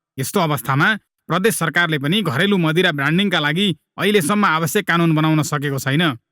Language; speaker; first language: Nepali; native; Nepali